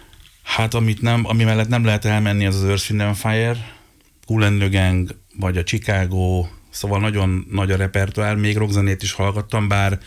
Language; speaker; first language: Hungarian; native; Hungarian